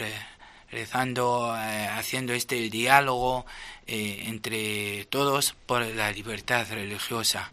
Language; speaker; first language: Spanish; non-native, fluent; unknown